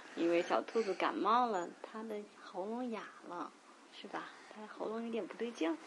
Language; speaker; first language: Chinese; native; Chinese